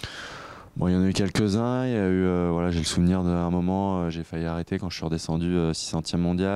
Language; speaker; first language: French; native; French